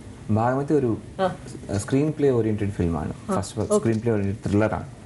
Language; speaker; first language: Malayalam; non-native, learner; Telugu